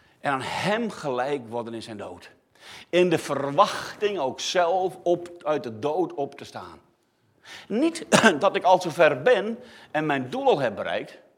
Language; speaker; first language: Dutch; native; Dutch